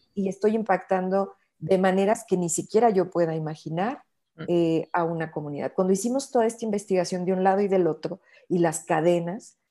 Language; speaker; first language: Spanish; native; Spanish